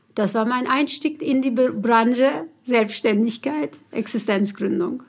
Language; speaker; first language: German; non-native, fluent; Kurdish